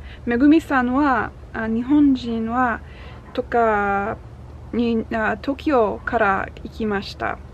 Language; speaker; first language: Japanese; non-native, learner; English